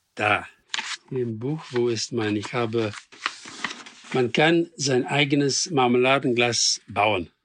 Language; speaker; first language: German; non-native, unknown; English